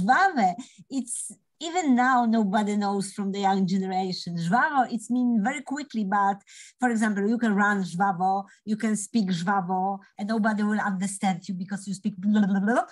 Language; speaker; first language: English; non-native, learner; Polish